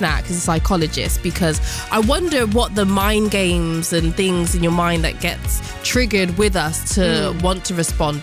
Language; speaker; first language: English; native; English